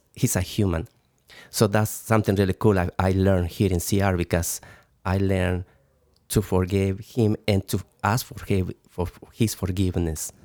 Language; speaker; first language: English; non-native, learner; Spanish